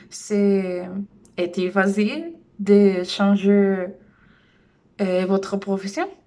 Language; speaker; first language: French; non-native, learner; Spanish